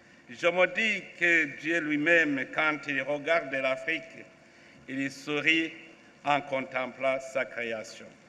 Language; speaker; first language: French; non-native, local second language; Rundi